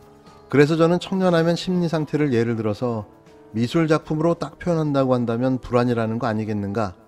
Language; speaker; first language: Korean; native; Korean